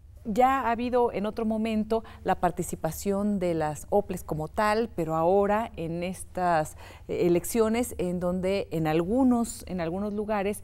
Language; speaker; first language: Spanish; native; Spanish